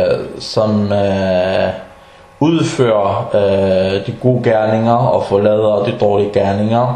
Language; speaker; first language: Danish; early bilingual, other home language; Arabic